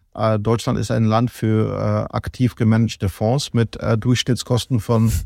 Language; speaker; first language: German; non-native, fluent; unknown